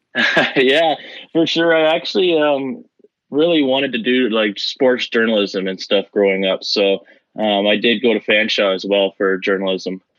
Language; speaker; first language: English; native; English